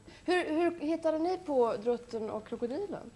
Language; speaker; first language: Swedish; native; Swedish